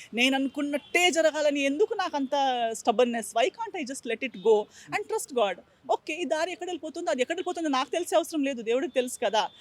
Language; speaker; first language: Telugu; non-native, fluent; Konkani